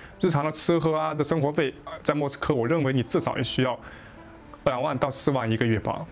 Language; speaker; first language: Chinese; native; Chinese